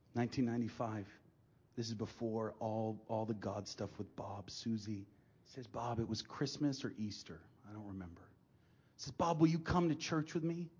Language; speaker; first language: English; native; English